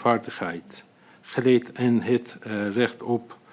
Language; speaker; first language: Dutch; non-native, fluent; Azerbaijani